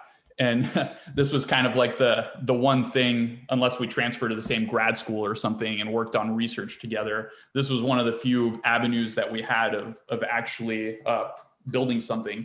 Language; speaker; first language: English; native; English